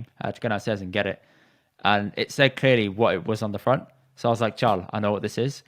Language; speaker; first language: English; early bilingual, other home language; Punjabi